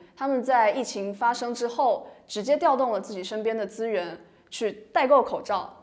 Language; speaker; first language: Chinese; native; Chinese